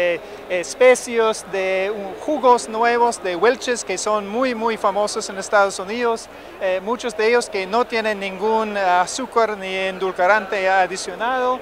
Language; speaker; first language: Spanish; non-native, fluent; English